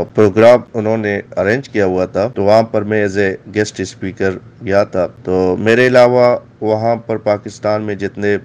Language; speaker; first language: Urdu; non-native, local second language; Baluchi